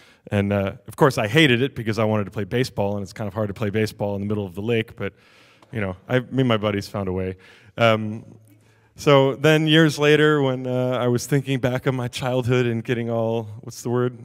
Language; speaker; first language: English; native; English